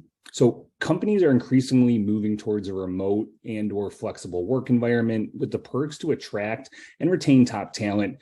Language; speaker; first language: English; native; English